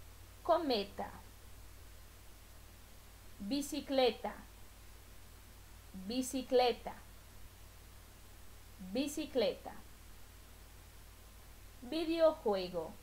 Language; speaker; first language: Spanish; non-native, fluent; Portuguese